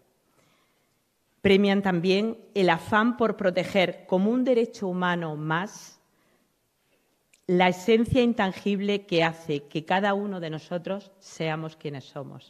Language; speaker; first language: Spanish; native; Spanish